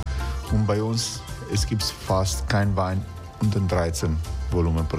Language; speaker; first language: German; non-native, fluent; Croatian